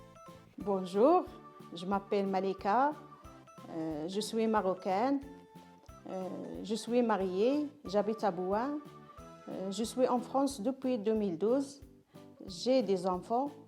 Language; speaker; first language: French; non-native, learner; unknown